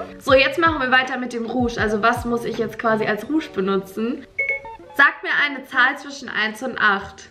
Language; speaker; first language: German; native; German